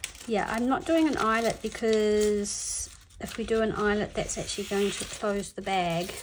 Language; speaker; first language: English; native; English